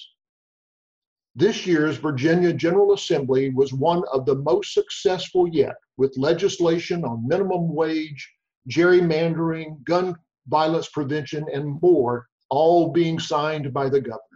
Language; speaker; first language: English; native; English